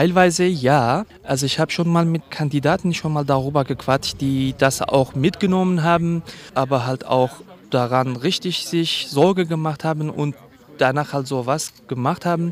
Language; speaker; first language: German; non-native, fluent; Kurdish